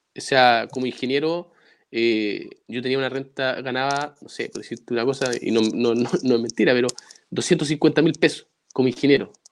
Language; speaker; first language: Spanish; native; Spanish